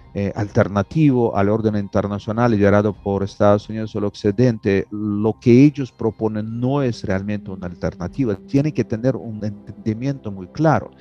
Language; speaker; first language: Spanish; non-native, fluent; Russian